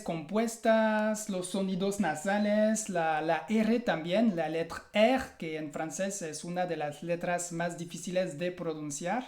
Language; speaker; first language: Spanish; non-native, fluent; French